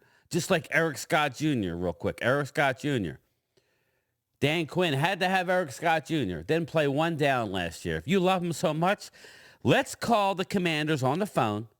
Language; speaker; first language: English; native; English